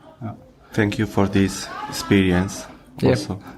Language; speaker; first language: English; non-native, learner; Spanish